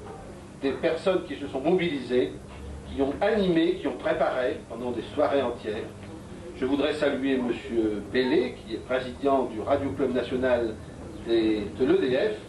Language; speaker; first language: French; native; French